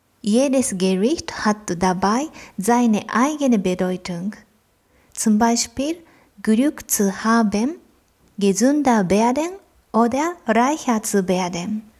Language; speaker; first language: German; non-native, fluent; Japanese